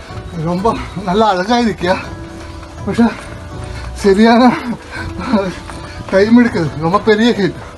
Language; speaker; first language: Tamil; non-native, learner; Malayalam